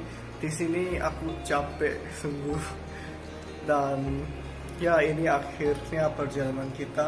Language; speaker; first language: Indonesian; non-native, learner; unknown